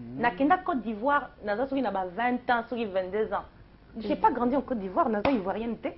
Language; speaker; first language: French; non-native, local second language; Lingala